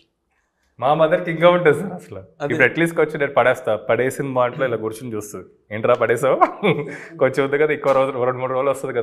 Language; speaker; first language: Telugu; native; Telugu